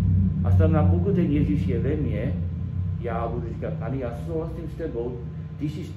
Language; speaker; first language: Czech; non-native, learner; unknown